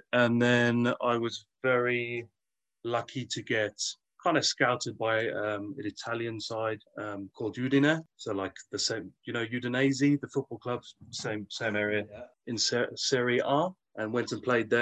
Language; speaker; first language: English; native; English